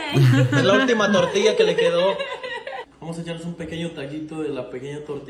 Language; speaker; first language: Spanish; native; Spanish